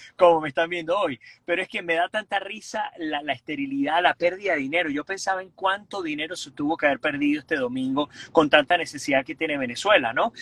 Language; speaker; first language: Spanish; native; Spanish